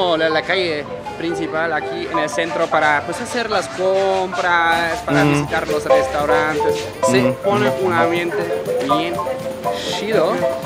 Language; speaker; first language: Spanish; non-native, fluent; German